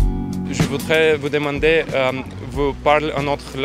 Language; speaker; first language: French; non-native, learner; Bulgarian